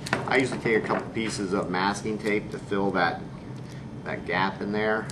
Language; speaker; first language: English; native; English